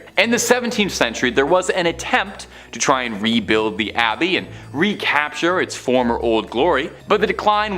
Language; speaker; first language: English; native; English